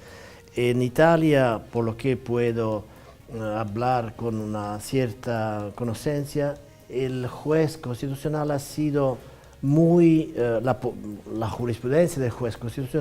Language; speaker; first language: Spanish; non-native, fluent; Italian